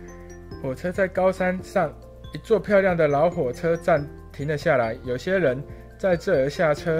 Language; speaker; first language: Chinese; native; Chinese